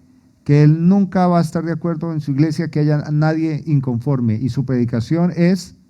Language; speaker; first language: Spanish; native; Spanish